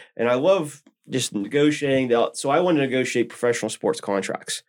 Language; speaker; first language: English; native; English